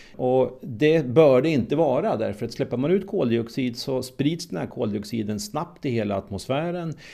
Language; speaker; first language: Swedish; native; Swedish